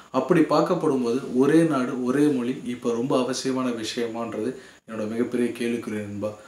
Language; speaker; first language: Tamil; native; Tamil